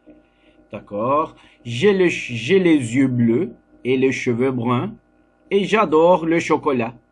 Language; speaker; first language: French; non-native, fluent; Turkish